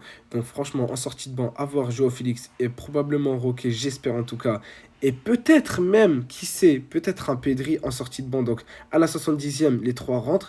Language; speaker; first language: French; native; French